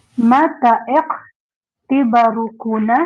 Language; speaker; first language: Arabic; non-native, learner; Filipino